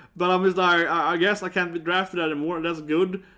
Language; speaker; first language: English; non-native, fluent; Swedish